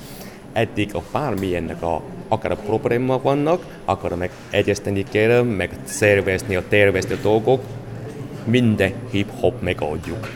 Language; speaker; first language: Hungarian; non-native, learner; Chinese